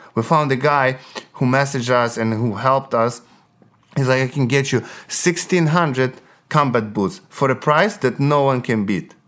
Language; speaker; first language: English; non-native, fluent; Ukrainian